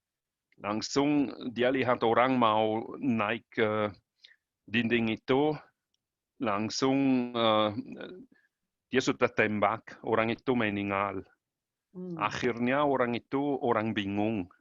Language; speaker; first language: Indonesian; non-native, learner; German